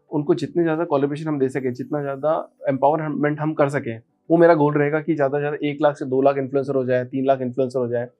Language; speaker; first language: Hindi; native; Hindi